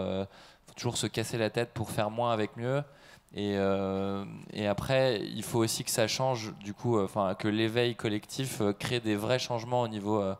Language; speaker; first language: French; native; French